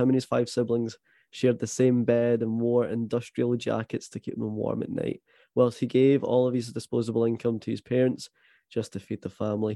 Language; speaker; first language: English; native; English